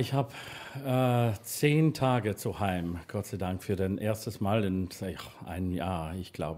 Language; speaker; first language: German; non-native, learner; English